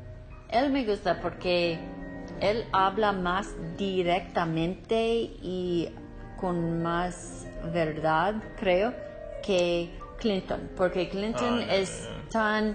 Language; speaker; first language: Spanish; non-native, learner; English